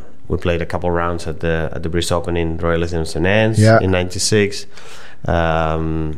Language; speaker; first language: English; non-native, fluent; Spanish